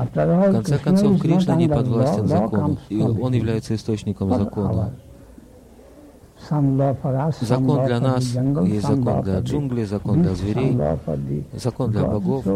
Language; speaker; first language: Russian; native; Russian